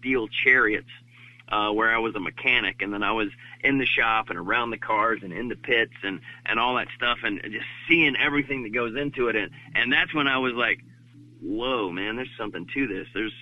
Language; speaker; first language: English; native; English